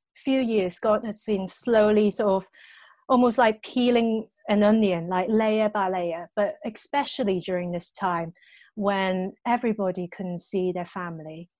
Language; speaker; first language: English; non-native, local second language; Cantonese